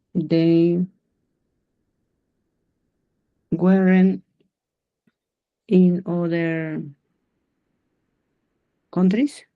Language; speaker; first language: English; non-native, learner; Spanish